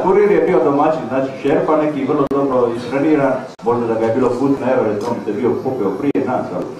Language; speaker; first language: Serbian; native; Serbian